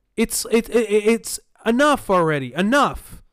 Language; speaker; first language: English; early bilingual, other home language; Arabic